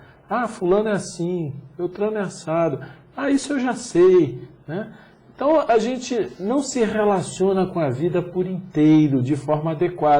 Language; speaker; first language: Portuguese; native; Portuguese